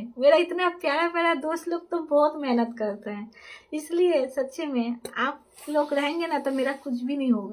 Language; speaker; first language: Hindi; non-native, local second language; Bangla